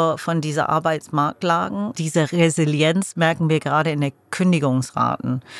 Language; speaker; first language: German; non-native, fluent; English